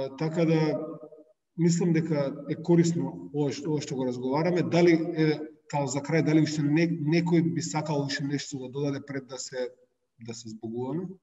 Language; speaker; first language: Macedonian; native; Macedonian